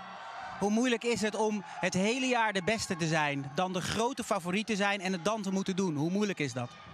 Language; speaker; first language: Dutch; native; Dutch